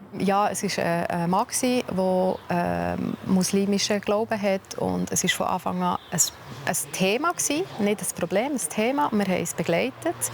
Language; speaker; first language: German; native; German